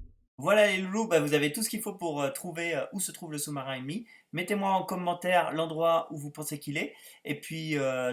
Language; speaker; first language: French; native; French